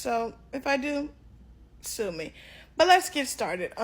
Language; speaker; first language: English; native; English